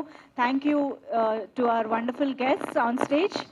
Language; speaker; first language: Telugu; native; Telugu